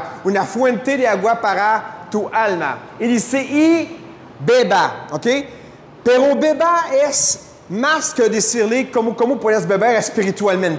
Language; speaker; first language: Spanish; non-native, fluent; French